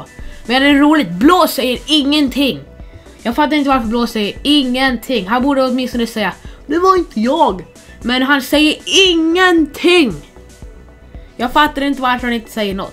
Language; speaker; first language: Swedish; non-native, fluent; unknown